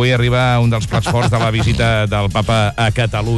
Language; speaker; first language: Catalan; native; Catalan